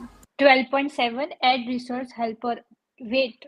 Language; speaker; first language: English; non-native, local second language; Gujarati